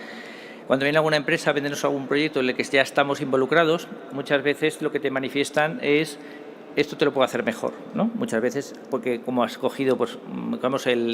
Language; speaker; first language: Spanish; native; Spanish